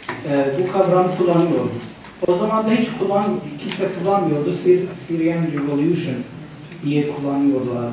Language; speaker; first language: Turkish; non-native, fluent; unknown